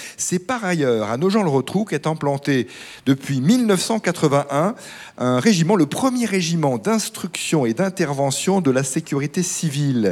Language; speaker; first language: French; native; French